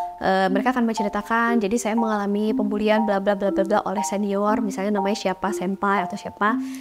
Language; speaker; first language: Indonesian; native; Indonesian